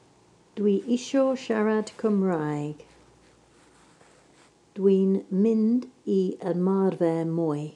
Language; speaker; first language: Welsh; non-native, learner; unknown